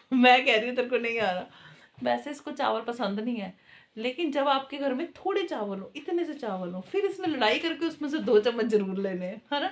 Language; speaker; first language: Hindi; non-native, local second language; Punjabi